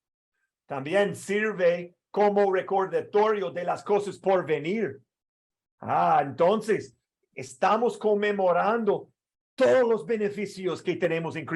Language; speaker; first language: Spanish; non-native, fluent; English